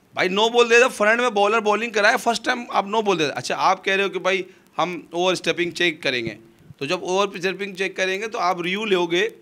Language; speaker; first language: Urdu; non-native, local second language; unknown